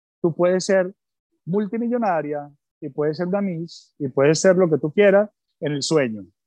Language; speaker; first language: Spanish; early bilingual, other home language; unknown